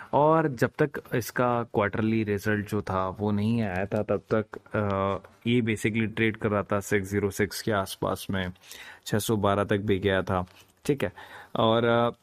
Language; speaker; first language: Hindi; native; Hindi